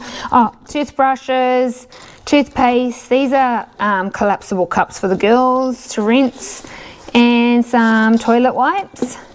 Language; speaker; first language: English; native; English